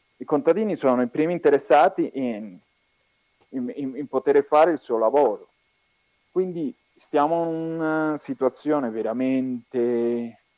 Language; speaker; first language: Italian; non-native, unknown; Spanish